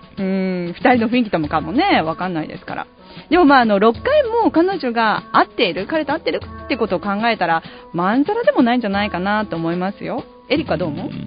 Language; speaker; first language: Japanese; native; Japanese